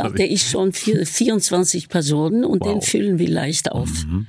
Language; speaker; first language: German; non-native, fluent; Norwegian